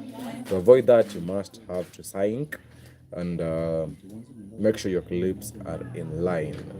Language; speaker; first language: English; non-native, local second language; Swahili